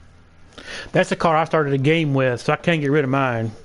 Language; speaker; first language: English; native; English